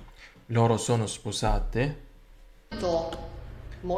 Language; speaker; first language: Italian; non-native, learner; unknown